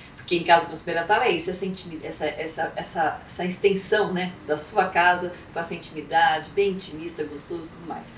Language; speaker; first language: Portuguese; native; Portuguese